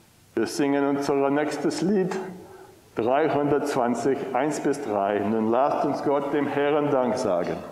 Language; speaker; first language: German; non-native, fluent; English